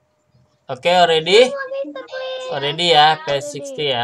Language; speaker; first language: English; non-native, learner; Indonesian